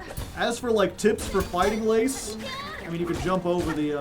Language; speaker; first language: English; native; English